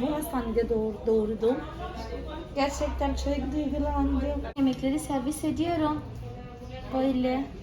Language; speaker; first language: Turkish; non-native, fluent; Portuguese